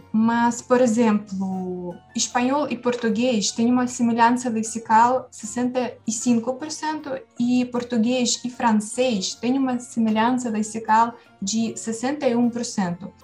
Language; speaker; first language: Portuguese; non-native, fluent; Ukrainian